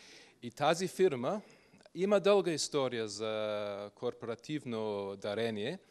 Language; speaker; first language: Bulgarian; non-native, fluent; English